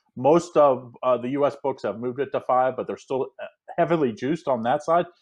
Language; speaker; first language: English; native; English